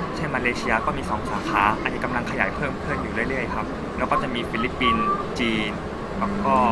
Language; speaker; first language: Thai; non-native, fluent; Korean